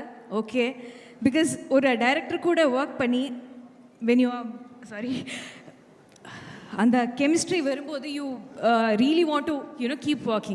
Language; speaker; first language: Tamil; non-native, fluent; Malayalam